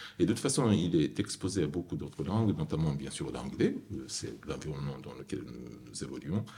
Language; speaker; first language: French; non-native, fluent; Japanese